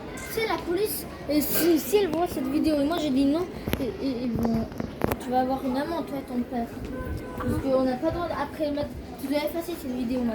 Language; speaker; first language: French; early bilingual, other home language; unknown